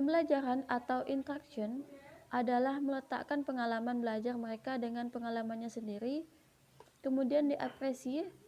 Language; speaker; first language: Indonesian; native; Indonesian